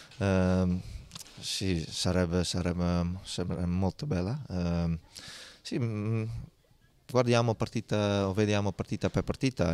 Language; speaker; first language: Italian; non-native, learner; Dutch